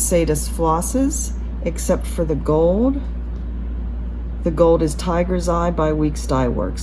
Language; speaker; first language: English; native; English